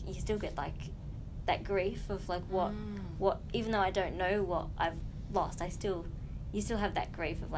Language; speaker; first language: English; native; English